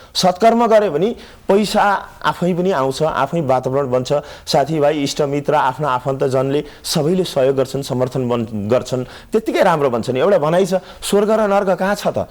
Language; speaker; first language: Nepali; native; Nepali